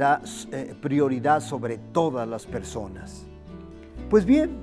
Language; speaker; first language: Spanish; native; Spanish